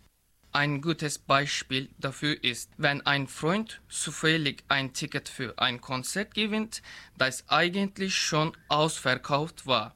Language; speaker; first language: German; non-native, learner; Turkish